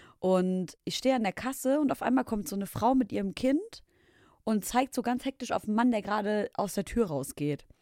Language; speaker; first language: German; early bilingual, other home language; Arabic